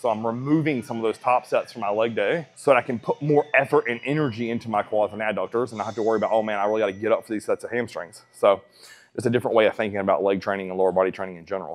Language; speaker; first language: English; native; English